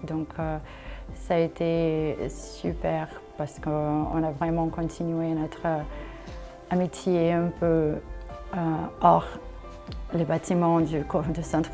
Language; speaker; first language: French; non-native, fluent; Portuguese